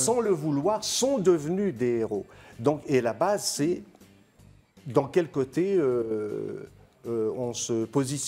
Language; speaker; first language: French; native; French